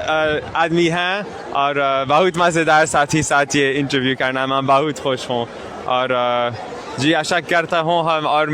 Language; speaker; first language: Hindi; non-native, learner; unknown